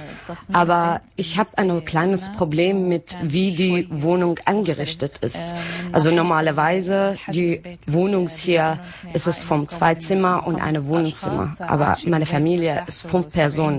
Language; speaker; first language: German; non-native, learner; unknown